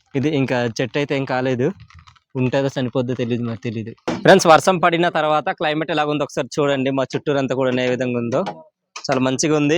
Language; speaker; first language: Telugu; non-native, local second language; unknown